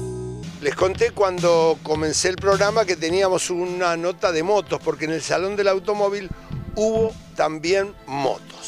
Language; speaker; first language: Spanish; native; Spanish